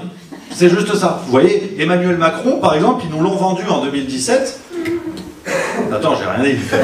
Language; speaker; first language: French; native; French